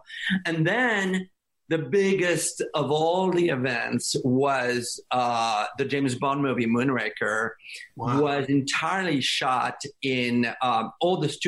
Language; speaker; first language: English; non-native, fluent; French